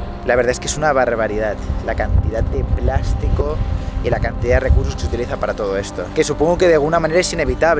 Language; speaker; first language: Spanish; native; Spanish